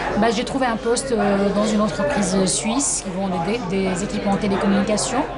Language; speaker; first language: French; non-native, local second language; Arabic